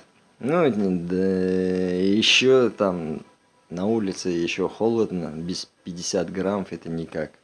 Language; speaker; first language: Russian; non-native, local second language; Uzbek